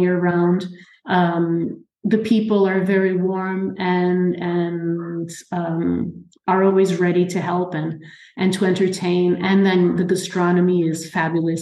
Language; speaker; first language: English; native; English